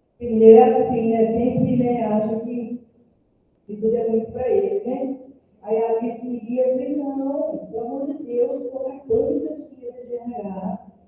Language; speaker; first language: Portuguese; native; Portuguese